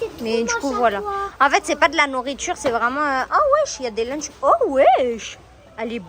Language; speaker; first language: French; native; French